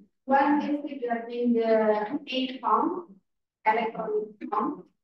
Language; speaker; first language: English; non-native, fluent; Indonesian